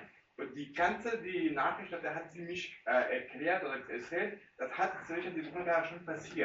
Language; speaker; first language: German; non-native, learner; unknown